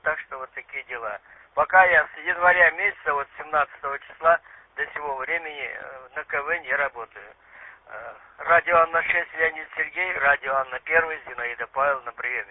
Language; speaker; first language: Russian; native; Russian